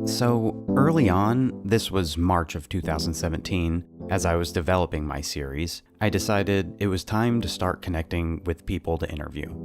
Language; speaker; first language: English; native; English